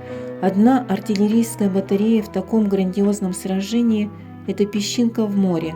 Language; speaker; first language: Russian; native; Russian